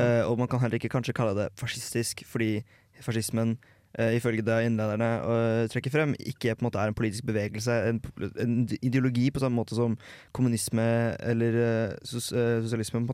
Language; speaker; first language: Norwegian; native; Norwegian